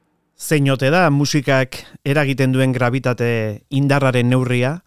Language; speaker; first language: Basque; native; Basque